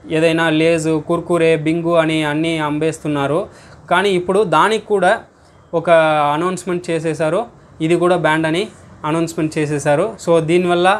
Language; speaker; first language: Telugu; non-native, learner; Tamil